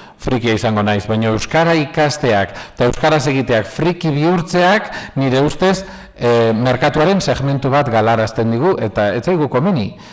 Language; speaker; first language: Basque; non-native, local second language; Spanish